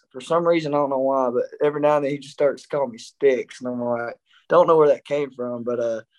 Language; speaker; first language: English; native; English